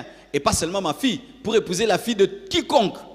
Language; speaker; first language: French; non-native, local second language; Lingala